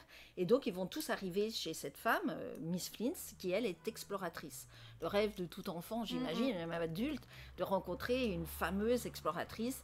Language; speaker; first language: French; native; French